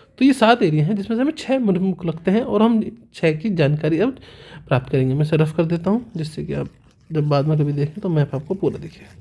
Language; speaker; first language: Hindi; native; Hindi